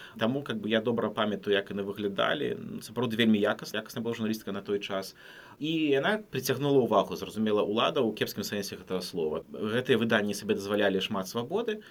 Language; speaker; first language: Belarusian; non-native, local second language; Russian